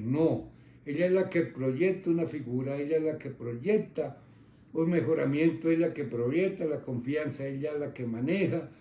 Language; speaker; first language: Spanish; native; Spanish